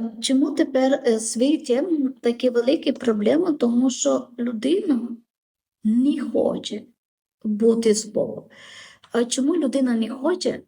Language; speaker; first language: Ukrainian; non-native, learner; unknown